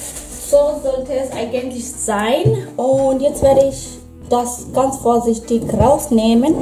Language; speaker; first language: German; non-native, fluent; Swahili